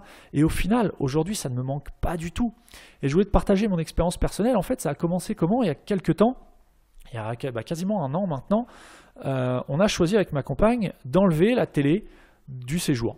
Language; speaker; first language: French; native; French